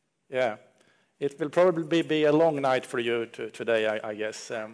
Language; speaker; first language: English; non-native, fluent; Swedish